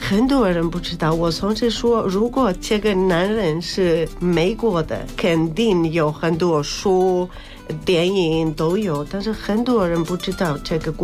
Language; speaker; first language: Chinese; non-native, learner; Spanish